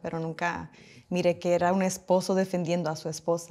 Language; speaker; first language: Spanish; early bilingual, heritage; Spanish